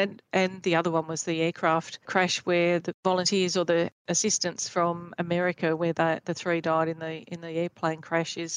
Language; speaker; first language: English; native; English